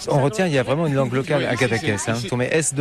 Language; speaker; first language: French; native; French